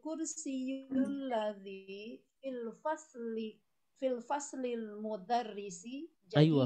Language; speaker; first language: Arabic; non-native, learner; Indonesian